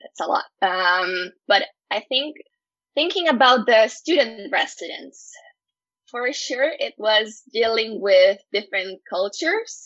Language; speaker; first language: English; non-native, fluent; Portuguese